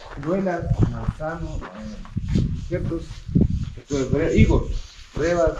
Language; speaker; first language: Spanish; native; Spanish